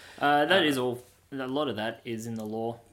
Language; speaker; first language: English; native; English